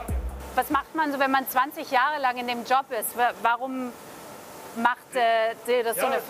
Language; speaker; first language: German; native; German